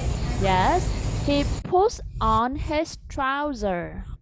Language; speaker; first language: English; non-native, fluent; Vietnamese